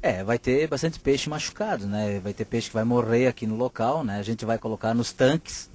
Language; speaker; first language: Portuguese; native; Portuguese